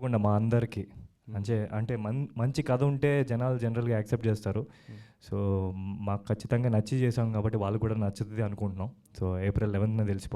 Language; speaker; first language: Telugu; native; Telugu